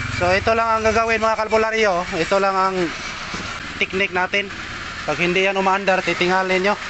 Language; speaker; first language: Filipino; non-native, local second language; Cebuano